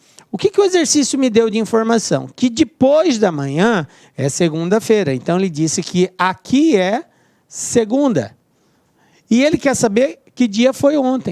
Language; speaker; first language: Portuguese; native; Portuguese